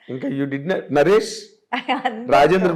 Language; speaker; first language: Telugu; native; Telugu